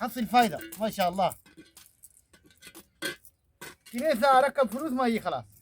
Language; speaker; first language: Arabic; non-native, learner; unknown